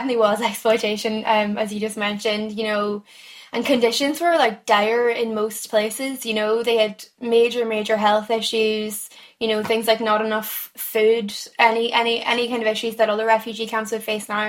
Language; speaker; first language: English; native; English